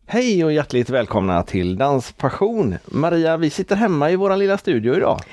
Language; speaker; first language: Swedish; native; Swedish